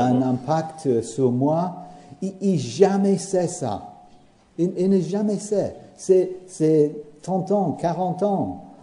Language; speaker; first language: French; non-native, learner; English